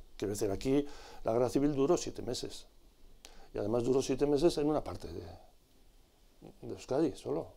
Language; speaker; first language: Spanish; native; Spanish